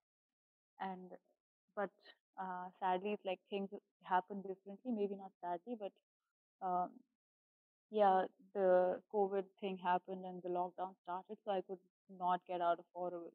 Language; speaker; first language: English; non-native, local second language; Hindi